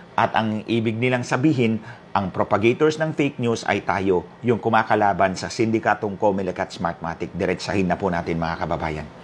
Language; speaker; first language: Filipino; non-native, local second language; Waray